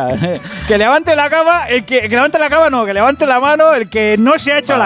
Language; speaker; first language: Spanish; native; Spanish